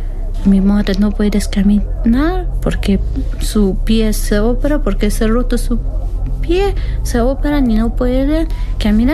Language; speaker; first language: Spanish; non-native, learner; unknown